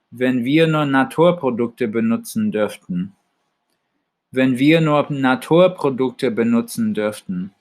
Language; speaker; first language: German; non-native, fluent; English